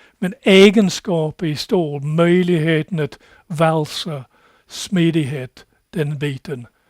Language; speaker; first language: Swedish; non-native, fluent; English